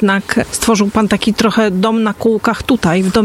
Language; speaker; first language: Polish; native; Polish